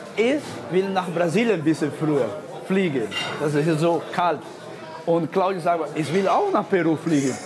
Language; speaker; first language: German; non-native, fluent; Spanish